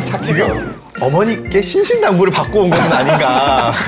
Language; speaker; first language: Korean; native; Korean